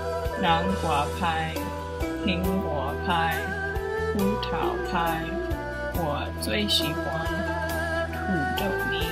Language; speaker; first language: Chinese; non-native, learner; English